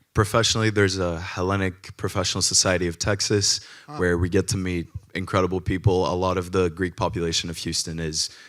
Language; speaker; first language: English; early bilingual, other home language; Greek